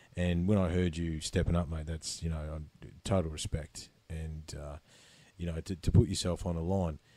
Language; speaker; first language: English; native; English